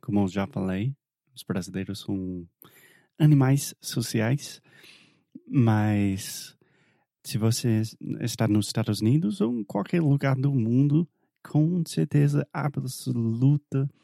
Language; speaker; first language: Portuguese; non-native, fluent; English